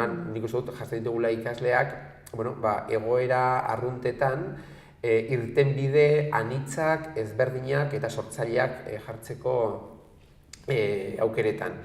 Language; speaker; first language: Basque; native; Basque